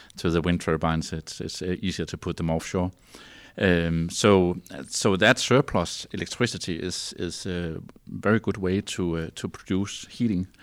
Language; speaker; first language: English; non-native, fluent; Danish